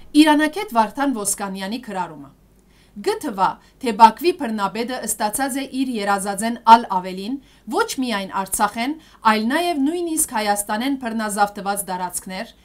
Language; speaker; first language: Armenian; early bilingual, heritage; Armenian